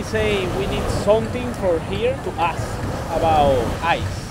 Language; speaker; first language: English; non-native, learner; Spanish